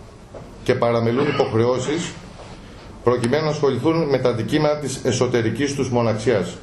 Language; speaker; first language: Greek; native; Greek